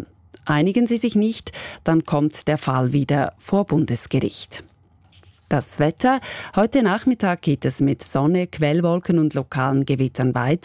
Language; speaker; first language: German; native; German